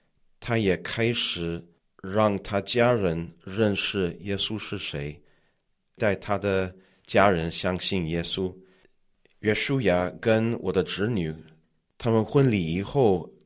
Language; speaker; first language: Chinese; non-native, learner; English